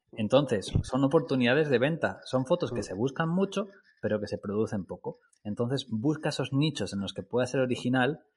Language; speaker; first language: Spanish; native; Spanish